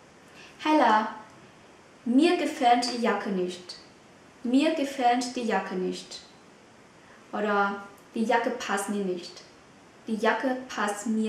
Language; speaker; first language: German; non-native, fluent; Vietnamese